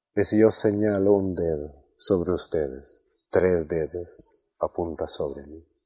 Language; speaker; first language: Spanish; non-native, fluent; Swedish